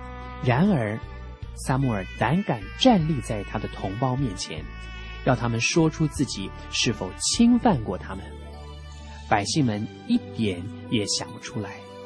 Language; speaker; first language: Chinese; native; Chinese